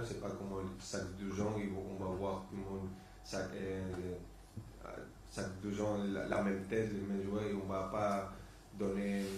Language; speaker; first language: French; non-native, fluent; Spanish